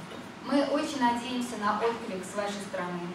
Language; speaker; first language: Russian; native; Russian